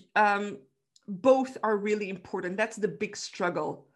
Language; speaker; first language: English; non-native, fluent; Dutch